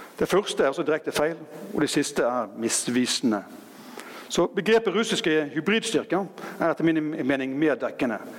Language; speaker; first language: Norwegian; native; Norwegian